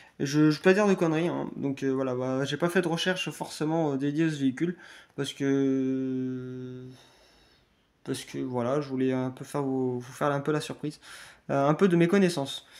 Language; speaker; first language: French; native; French